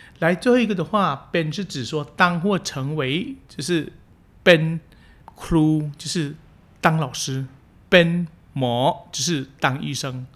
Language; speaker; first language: Chinese; early bilingual, heritage; Chinese